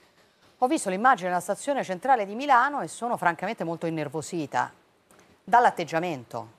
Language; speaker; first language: Italian; native; Italian